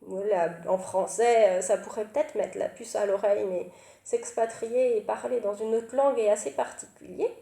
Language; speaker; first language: French; native; French